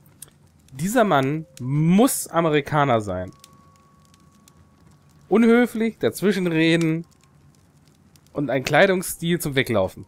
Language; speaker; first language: German; native; German